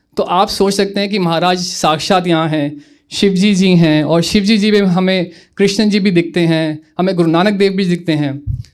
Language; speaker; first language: Hindi; native; Hindi